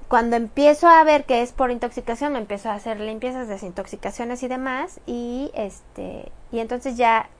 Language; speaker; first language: Spanish; native; Spanish